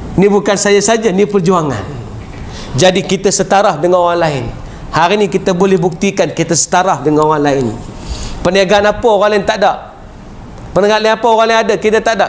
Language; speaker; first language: Malay; native; Malay